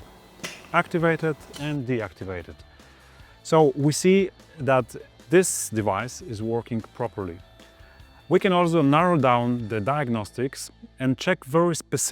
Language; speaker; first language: English; non-native, fluent; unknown